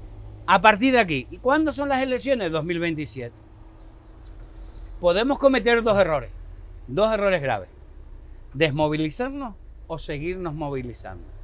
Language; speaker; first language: Spanish; native; Spanish